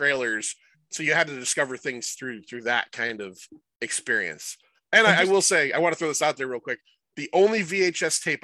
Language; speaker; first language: English; native; English